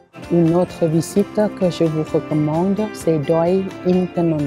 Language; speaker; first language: French; non-native, learner; Thai